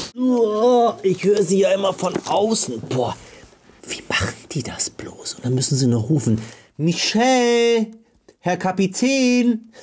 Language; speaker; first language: German; native; German